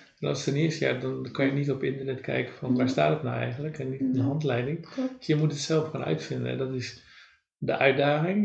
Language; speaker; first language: Dutch; native; Dutch